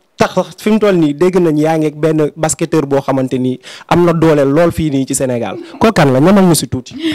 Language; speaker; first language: Wolof; native; Wolof